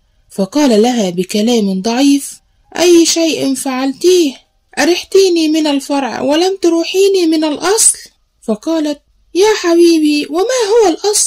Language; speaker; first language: Arabic; native; Arabic